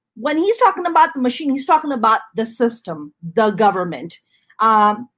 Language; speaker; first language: English; non-native, local second language; Urdu